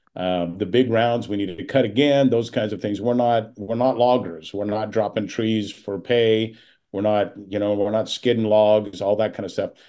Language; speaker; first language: English; native; English